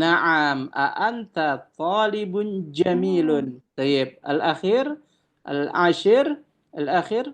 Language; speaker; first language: Arabic; non-native, fluent; Indonesian